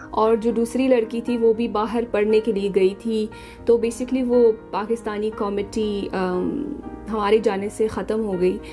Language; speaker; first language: Urdu; non-native, fluent; Arabic